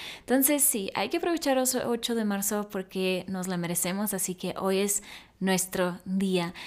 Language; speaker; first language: Spanish; early bilingual, other home language; Russian